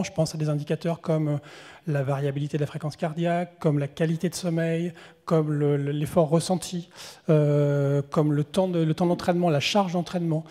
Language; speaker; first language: French; native; French